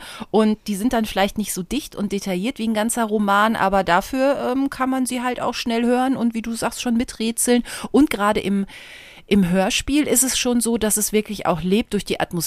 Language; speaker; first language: German; native; German